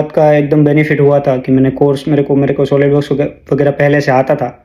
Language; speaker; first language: Hindi; non-native, local second language; Gujarati